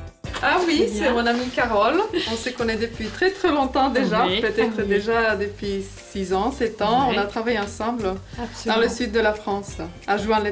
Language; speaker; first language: French; non-native, fluent; Finnish